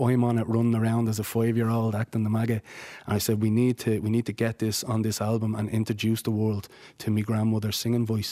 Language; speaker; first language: English; native; English